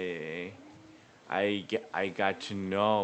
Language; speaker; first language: English; non-native, learner; Korean